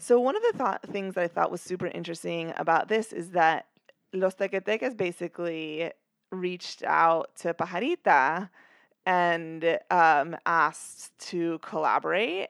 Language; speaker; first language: English; early bilingual, other home language; Spanish